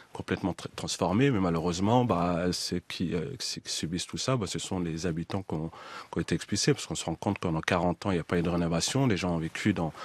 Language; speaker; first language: French; native; French